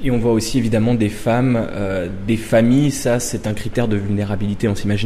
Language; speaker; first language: French; native; French